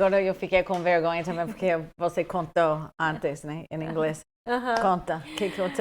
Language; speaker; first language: Portuguese; non-native, fluent; English